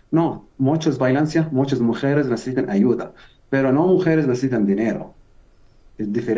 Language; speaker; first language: Spanish; non-native, learner; Arabic